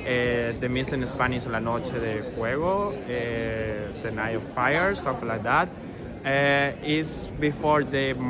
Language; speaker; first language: English; non-native, learner; Spanish